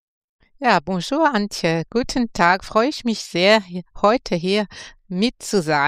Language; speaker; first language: German; non-native, fluent; French